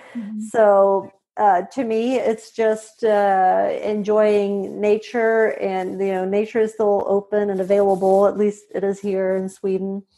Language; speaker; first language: English; non-native, fluent; Swedish